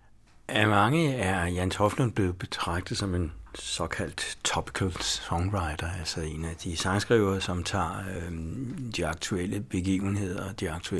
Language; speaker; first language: Danish; native; Danish